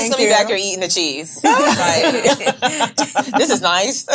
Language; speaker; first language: English; native; English